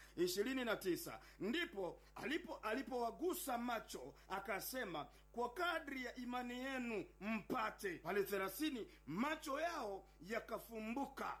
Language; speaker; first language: Swahili; native; Swahili